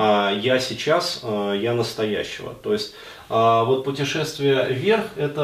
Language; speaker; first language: Russian; native; Russian